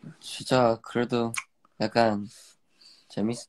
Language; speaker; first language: Korean; early bilingual, heritage; Korean